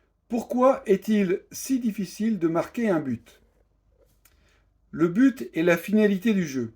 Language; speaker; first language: French; native; French